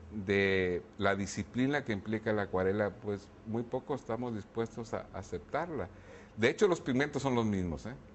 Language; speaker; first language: Spanish; native; Spanish